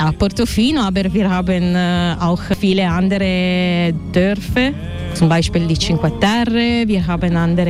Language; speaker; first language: German; non-native, fluent; Italian